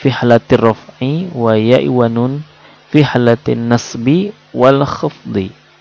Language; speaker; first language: Arabic; non-native, fluent; Indonesian